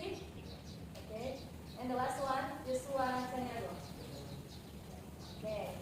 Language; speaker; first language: English; non-native, local second language; Indonesian